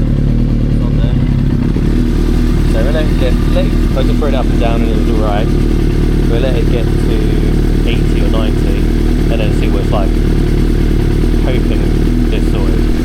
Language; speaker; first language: English; native; English